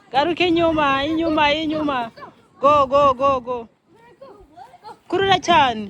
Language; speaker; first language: Kinyarwanda; native; Kinyarwanda